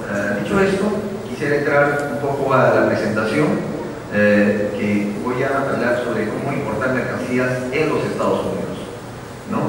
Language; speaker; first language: Spanish; native; Spanish